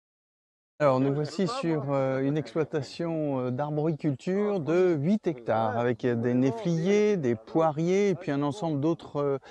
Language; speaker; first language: French; native; French